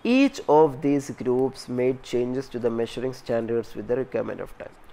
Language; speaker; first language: English; non-native, local second language; Malayalam